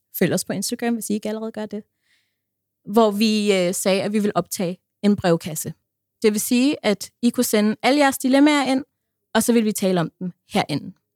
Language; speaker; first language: Danish; early bilingual, other home language; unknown